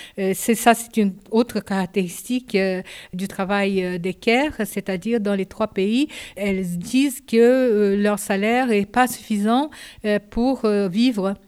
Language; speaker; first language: French; non-native, fluent; Japanese